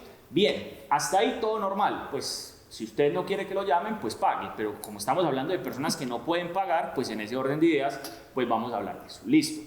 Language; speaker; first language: Spanish; native; Spanish